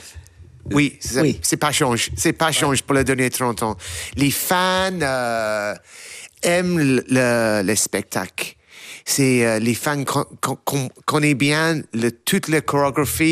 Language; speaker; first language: French; non-native, learner; English